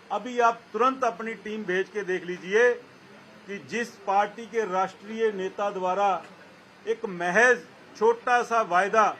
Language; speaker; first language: Hindi; non-native, local second language; Punjabi